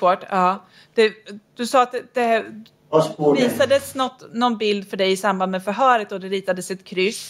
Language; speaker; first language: Swedish; native; Swedish